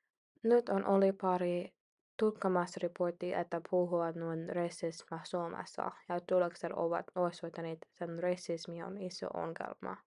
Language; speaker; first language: Finnish; non-native, learner; English